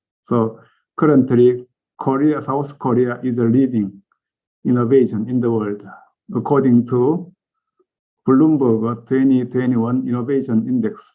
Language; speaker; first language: English; non-native, learner; Korean